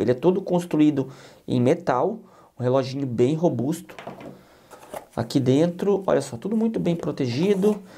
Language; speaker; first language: Portuguese; native; Portuguese